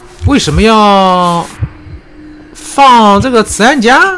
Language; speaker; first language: Chinese; native; Chinese